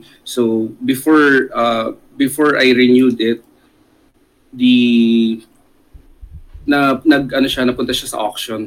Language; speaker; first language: English; non-native, local second language; Filipino